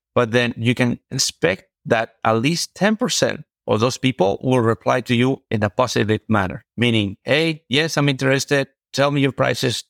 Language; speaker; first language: English; non-native, fluent; Spanish